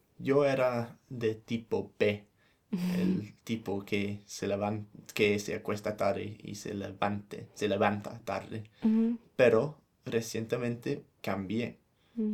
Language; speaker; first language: Spanish; non-native, fluent; English